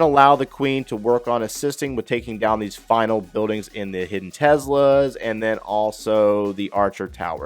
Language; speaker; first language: English; native; English